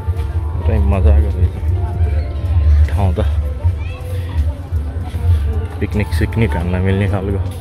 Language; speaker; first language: English; non-native, learner; Nepali